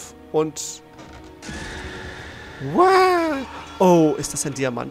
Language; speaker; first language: German; native; German